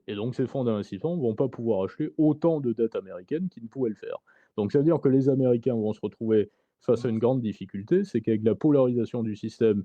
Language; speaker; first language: French; native; French